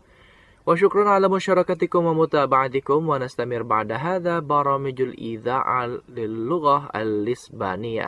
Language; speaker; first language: Arabic; non-native, fluent; Indonesian